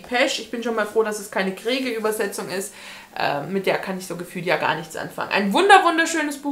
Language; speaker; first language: German; native; German